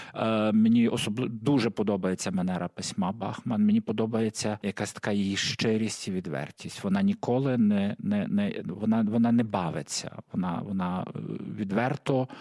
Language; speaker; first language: Ukrainian; native; Ukrainian